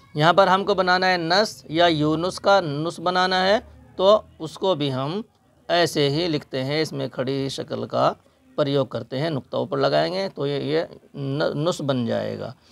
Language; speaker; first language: Hindi; native; Hindi